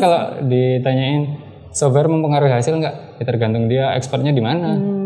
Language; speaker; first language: Indonesian; native; Indonesian